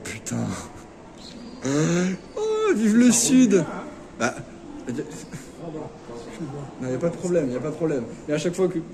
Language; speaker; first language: French; native; French